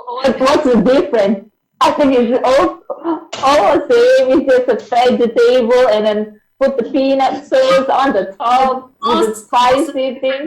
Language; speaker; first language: English; non-native, learner; Indonesian